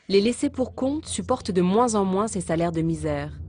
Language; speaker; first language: French; native; French